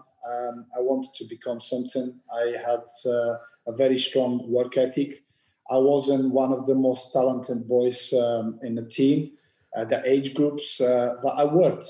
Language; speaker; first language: English; non-native, fluent; Bulgarian